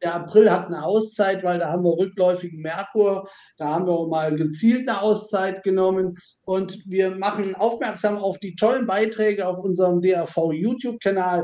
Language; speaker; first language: German; native; German